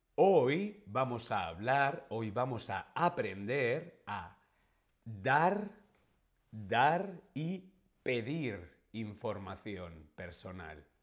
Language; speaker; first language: Spanish; native; Spanish